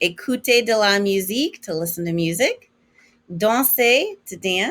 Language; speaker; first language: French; non-native, fluent; English